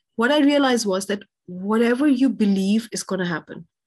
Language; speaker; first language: English; non-native, local second language; Urdu